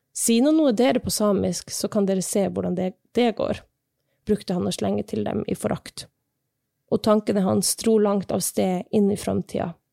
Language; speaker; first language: Norwegian; non-native, local second language; Northern Sami